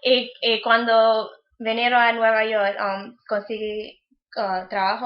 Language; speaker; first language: Spanish; early bilingual, heritage; Spanish